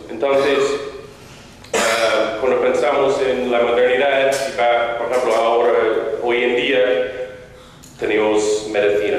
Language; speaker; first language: Spanish; non-native, fluent; English